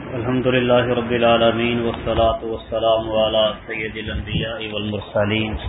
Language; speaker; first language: Urdu; non-native, local second language; Punjabi